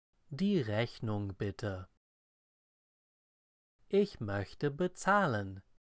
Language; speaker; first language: German; non-native, fluent; English